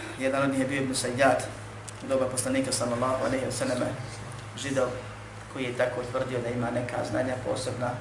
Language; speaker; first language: Bosnian; native; Bosnian